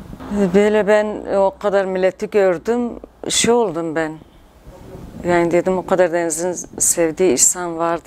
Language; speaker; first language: Turkish; non-native, local second language; Kurdish